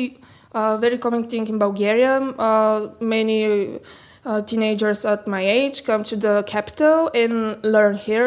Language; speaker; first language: English; non-native, learner; Bulgarian